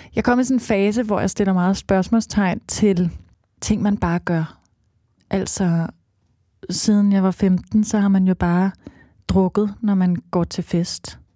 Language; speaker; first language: Danish; native; Danish